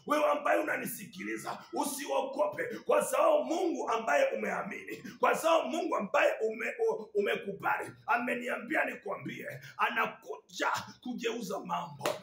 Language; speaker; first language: Swahili; non-native, local second language; Kinyarwanda